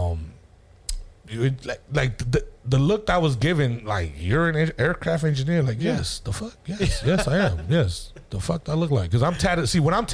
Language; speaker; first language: English; native; English